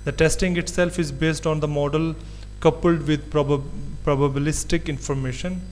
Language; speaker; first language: English; non-native, local second language; Urdu